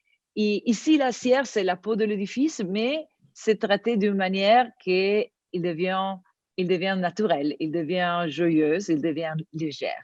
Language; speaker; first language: French; non-native, learner; Italian